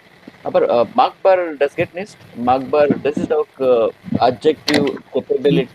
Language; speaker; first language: German; non-native, learner; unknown